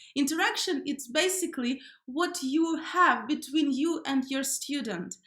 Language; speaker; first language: English; non-native, fluent; Ukrainian